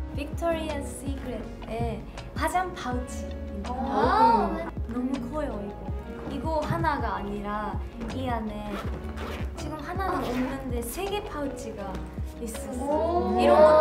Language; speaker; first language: Korean; non-native, fluent; Japanese